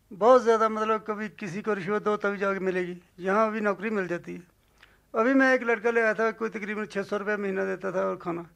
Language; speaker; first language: Urdu; non-native, local second language; Punjabi